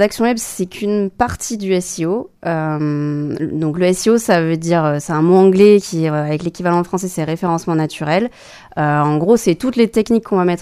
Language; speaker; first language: French; native; French